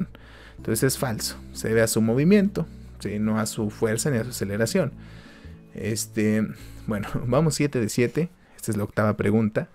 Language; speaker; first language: Spanish; native; Spanish